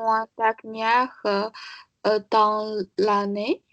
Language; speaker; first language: French; non-native, learner; Chinese